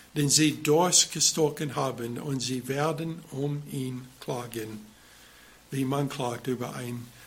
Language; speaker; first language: German; non-native, fluent; English